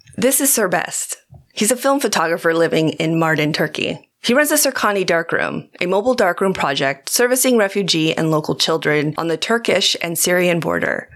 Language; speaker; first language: English; native; English